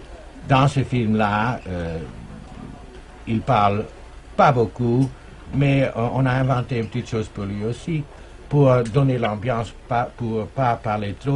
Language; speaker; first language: French; non-native, fluent; German